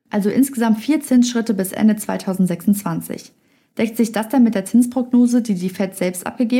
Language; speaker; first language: German; native; German